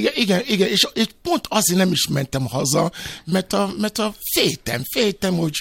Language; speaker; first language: Hungarian; non-native, fluent; Yoruba